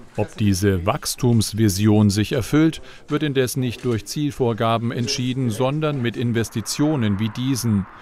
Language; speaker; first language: German; native; German